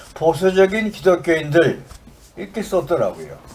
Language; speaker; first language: Korean; native; Korean